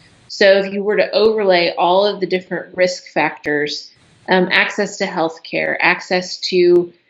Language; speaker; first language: English; native; English